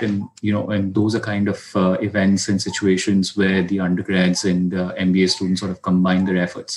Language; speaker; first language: English; non-native, local second language; Hindi